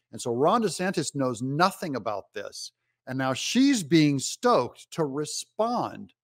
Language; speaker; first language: English; native; English